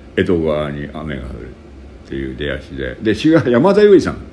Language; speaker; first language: Japanese; native; Japanese